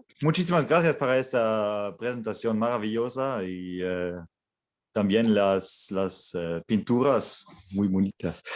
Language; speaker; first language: Spanish; non-native, fluent; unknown